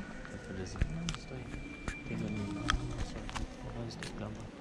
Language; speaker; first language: Spanish; non-native, learner; Swedish